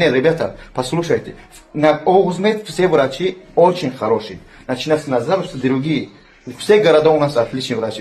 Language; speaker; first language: Russian; non-native, fluent; Tajik